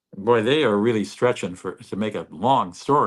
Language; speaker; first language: English; native; English